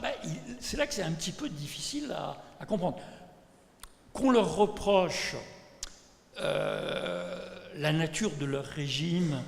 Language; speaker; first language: French; native; French